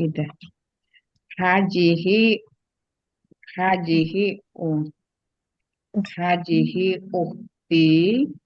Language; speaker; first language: Arabic; non-native, learner; Indonesian